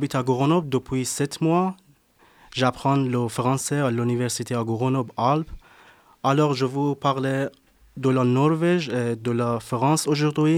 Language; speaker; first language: French; non-native, learner; Persian